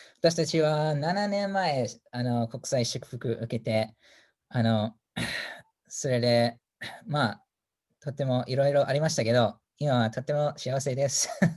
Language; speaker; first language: Japanese; non-native, fluent; English